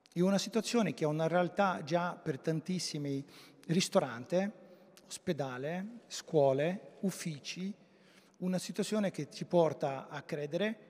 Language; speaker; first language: Italian; non-native, fluent; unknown